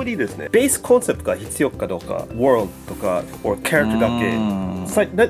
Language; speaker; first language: Japanese; non-native, fluent; English